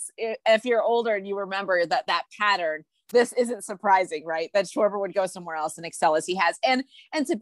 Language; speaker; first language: English; native; English